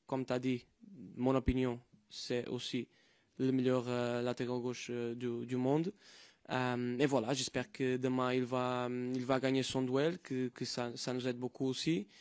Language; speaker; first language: French; non-native, fluent; Portuguese